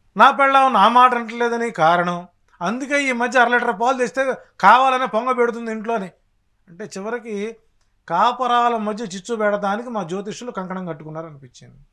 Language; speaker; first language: Telugu; native; Telugu